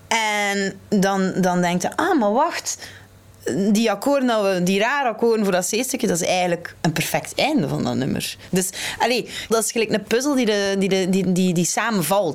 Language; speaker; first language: Dutch; native; Dutch